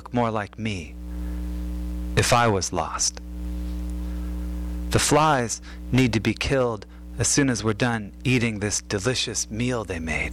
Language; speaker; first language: English; native; English